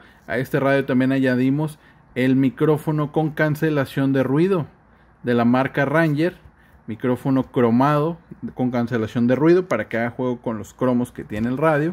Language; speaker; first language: Spanish; native; Spanish